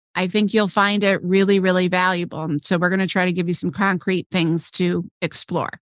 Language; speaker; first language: English; native; English